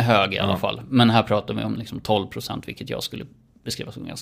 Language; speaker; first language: Swedish; native; Swedish